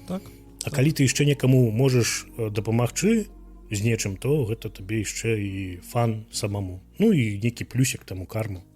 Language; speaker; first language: Belarusian; non-native, local second language; Russian